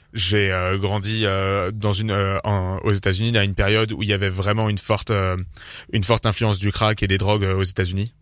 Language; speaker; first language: French; native; French